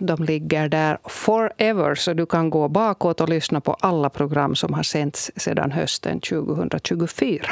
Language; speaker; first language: Swedish; native; Swedish